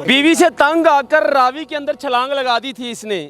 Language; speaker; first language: Urdu; non-native, local second language; Punjabi